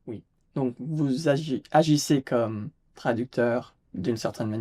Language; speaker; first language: French; non-native, fluent; English